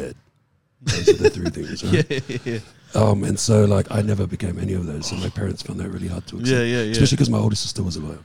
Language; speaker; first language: English; non-native, local second language; Samoan